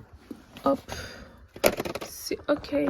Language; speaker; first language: French; native; French